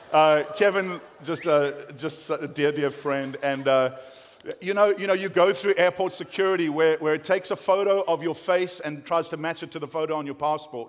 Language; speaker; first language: English; native; English